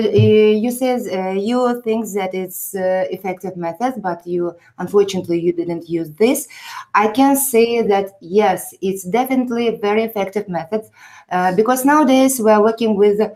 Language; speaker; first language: English; non-native, fluent; Uzbek